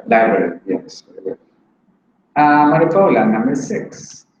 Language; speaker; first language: English; non-native, fluent; Spanish